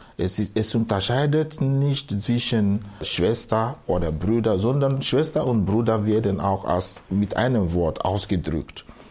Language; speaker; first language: German; non-native, fluent; Igbo